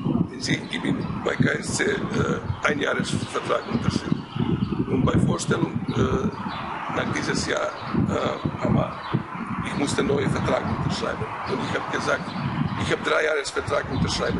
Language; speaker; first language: German; non-native, fluent; Croatian